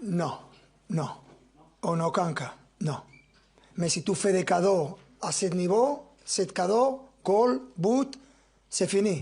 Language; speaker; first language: French; non-native, fluent; Spanish